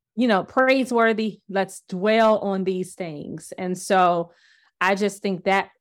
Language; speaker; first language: English; native; English